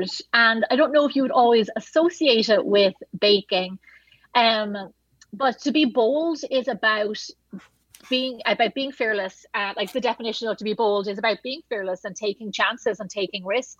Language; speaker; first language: English; native; English